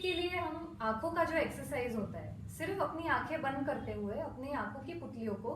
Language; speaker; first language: Hindi; non-native, local second language; Marathi